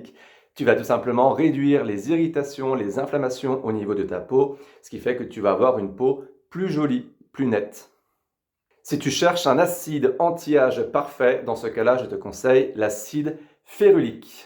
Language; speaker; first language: French; native; French